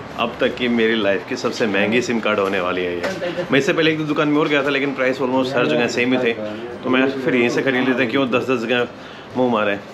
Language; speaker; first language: Hindi; native; Hindi